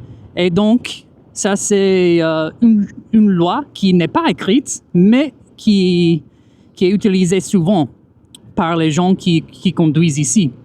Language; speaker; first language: French; non-native, fluent; English